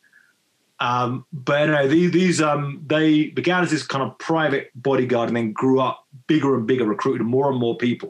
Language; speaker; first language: English; native; English